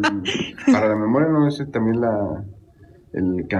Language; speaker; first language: Spanish; native; Spanish